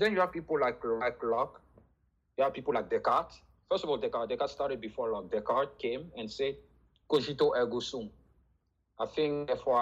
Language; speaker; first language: English; non-native, fluent; French